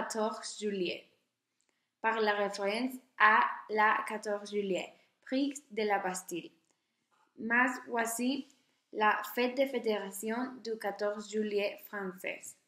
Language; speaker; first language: French; non-native, learner; Spanish